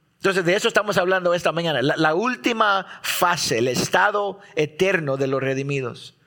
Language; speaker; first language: Spanish; early bilingual, heritage; Spanish